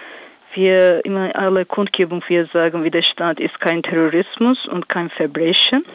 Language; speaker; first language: German; non-native, learner; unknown